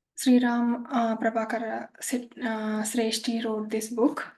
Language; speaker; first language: English; non-native, local second language; Telugu